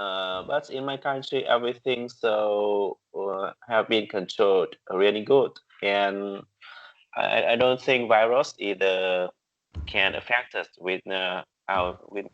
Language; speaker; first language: English; non-native, learner; Vietnamese